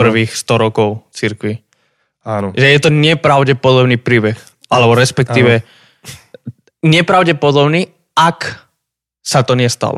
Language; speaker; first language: Slovak; native; Slovak